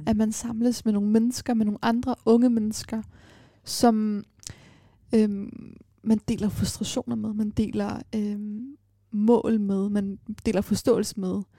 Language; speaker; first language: Danish; early bilingual, other home language; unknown